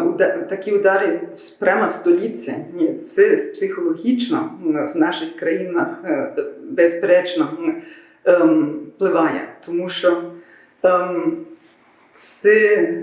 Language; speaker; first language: Ukrainian; non-native, learner; German